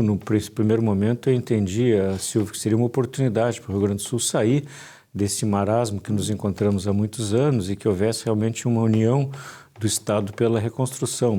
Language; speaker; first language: Portuguese; native; Portuguese